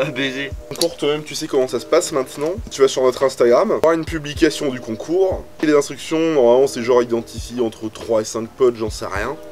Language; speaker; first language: French; native; French